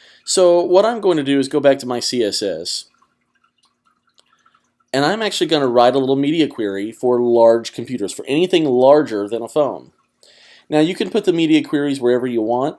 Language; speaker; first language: English; native; English